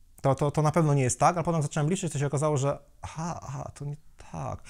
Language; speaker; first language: Polish; native; Polish